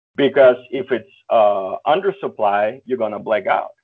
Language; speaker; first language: English; early bilingual, other home language; Russian